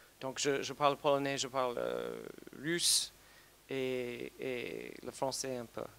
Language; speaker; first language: French; non-native, fluent; English